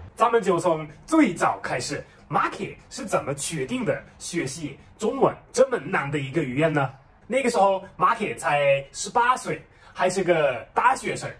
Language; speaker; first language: Chinese; non-native, fluent; German